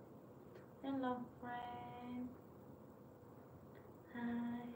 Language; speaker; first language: English; non-native, learner; Vietnamese